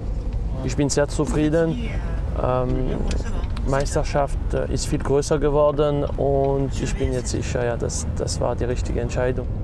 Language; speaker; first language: German; non-native, local second language; French